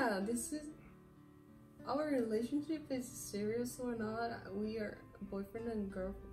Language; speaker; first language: English; non-native, learner; Japanese